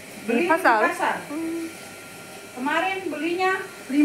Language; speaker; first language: Indonesian; native; Indonesian